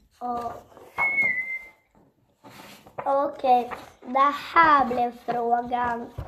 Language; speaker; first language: Swedish; early bilingual, other home language; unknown